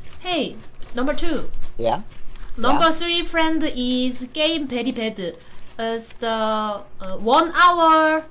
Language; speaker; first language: English; non-native, learner; Korean